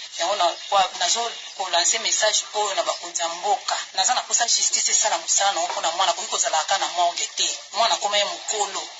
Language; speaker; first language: Lingala; non-native, local second language; Kongo